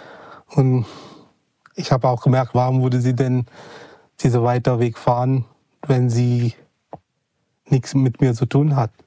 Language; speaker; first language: German; non-native, fluent; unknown